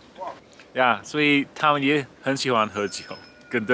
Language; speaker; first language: Chinese; non-native, learner; German